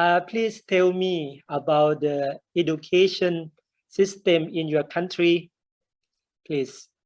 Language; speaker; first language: English; non-native, learner; Thai